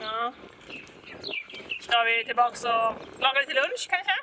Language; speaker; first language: Swedish; native; Swedish